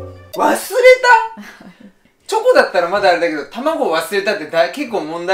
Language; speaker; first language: Japanese; native; Japanese